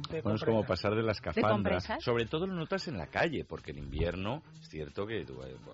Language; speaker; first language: Spanish; native; Spanish